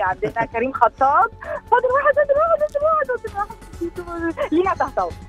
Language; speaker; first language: Arabic; native; Arabic